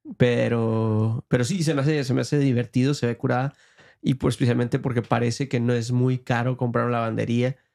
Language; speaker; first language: Spanish; early bilingual, heritage; Spanish